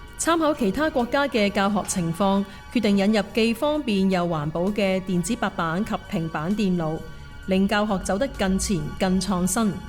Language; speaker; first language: Cantonese; native; Cantonese